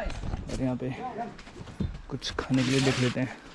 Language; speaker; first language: Hindi; native; Hindi